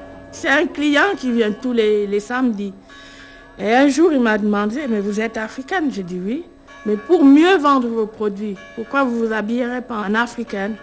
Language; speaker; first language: French; non-native, local second language; Lingala